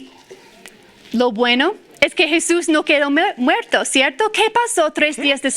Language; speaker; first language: Spanish; non-native, fluent; English